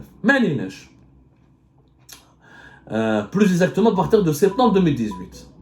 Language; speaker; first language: French; non-native, local second language; Arabic